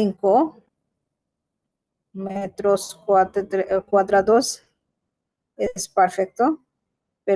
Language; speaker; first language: Spanish; non-native, learner; Bangla